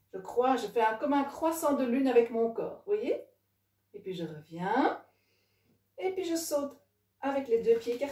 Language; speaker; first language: French; native; French